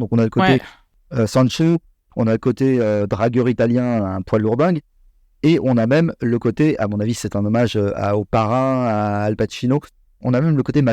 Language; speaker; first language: French; native; French